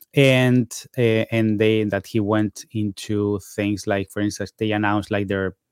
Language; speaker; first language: English; non-native, fluent; Spanish